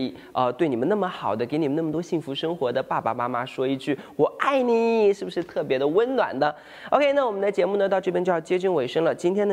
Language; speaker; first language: Chinese; native; Chinese